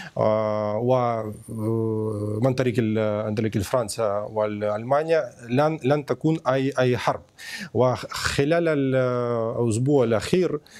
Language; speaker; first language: Arabic; non-native, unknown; Ukrainian